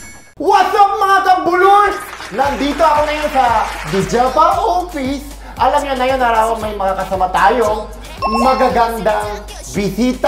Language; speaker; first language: Filipino; non-native, fluent; Korean